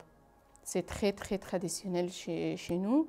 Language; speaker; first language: French; non-native, fluent; Arabic